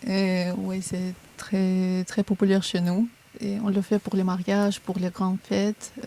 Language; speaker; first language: French; non-native, fluent; Azerbaijani